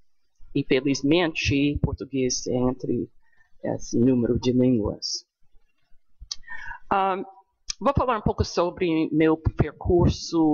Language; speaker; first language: Portuguese; non-native, fluent; English